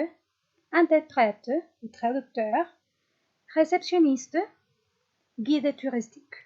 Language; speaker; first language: French; non-native, fluent; Spanish